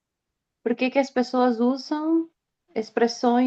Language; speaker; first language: Portuguese; non-native, fluent; Spanish